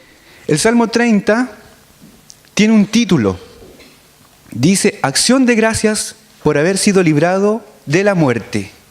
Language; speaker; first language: Spanish; native; Spanish